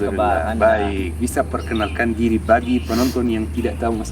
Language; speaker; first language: Indonesian; non-native, fluent; Arabic